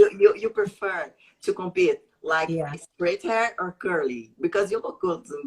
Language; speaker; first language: English; non-native, learner; Portuguese